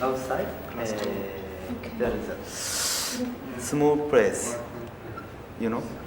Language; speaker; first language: English; non-native, learner; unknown